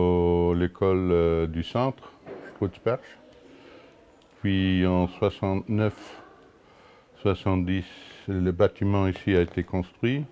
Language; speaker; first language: French; non-native, local second language; Luxembourgish